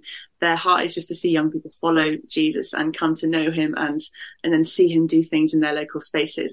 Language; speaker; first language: English; native; English